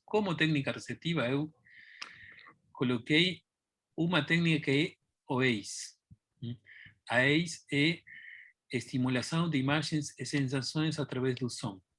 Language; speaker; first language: Portuguese; non-native, fluent; Spanish